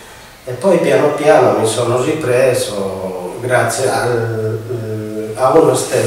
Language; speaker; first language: Italian; non-native, fluent; Spanish